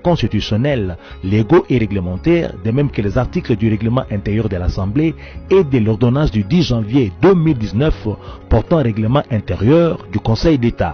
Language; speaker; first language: French; native; French